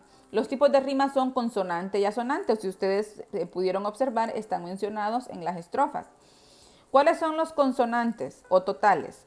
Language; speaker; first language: Spanish; native; Spanish